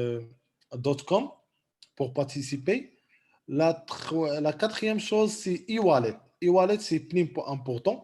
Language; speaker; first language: French; non-native, local second language; Arabic